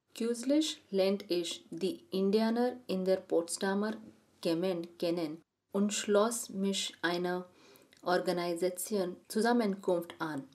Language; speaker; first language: German; non-native, learner; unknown